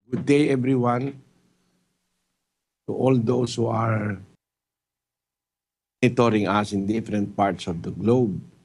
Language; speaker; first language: English; non-native, local second language; Filipino